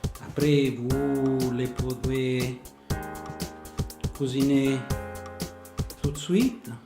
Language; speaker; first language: French; non-native, fluent; Italian